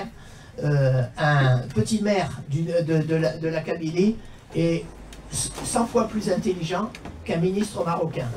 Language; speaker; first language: French; native; French